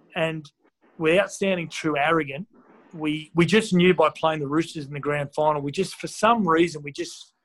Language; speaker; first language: English; native; English